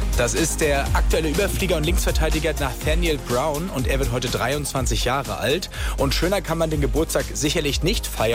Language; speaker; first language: German; native; German